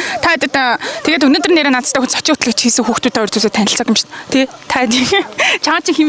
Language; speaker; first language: Mongolian; native; Mongolian